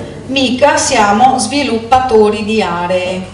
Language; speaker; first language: Italian; native; Italian